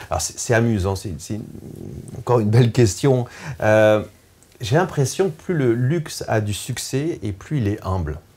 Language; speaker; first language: French; native; French